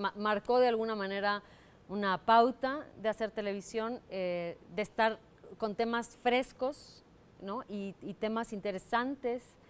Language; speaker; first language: Spanish; native; Spanish